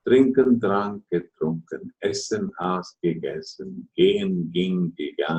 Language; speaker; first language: German; non-native, fluent; Telugu